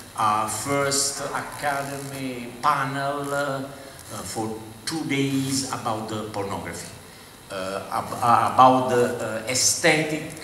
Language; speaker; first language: English; non-native, learner; Italian